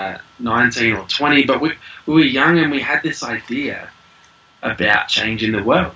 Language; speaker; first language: English; native; English